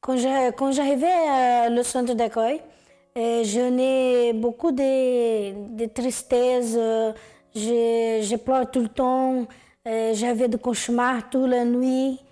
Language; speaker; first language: French; non-native, learner; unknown